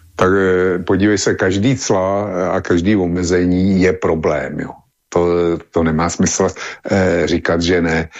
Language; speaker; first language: Czech; native; Czech